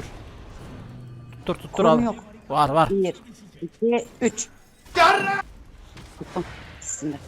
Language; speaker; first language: Turkish; native; Turkish